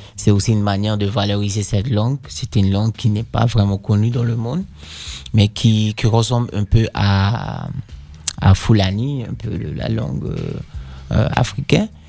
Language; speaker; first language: French; non-native, fluent; Dutch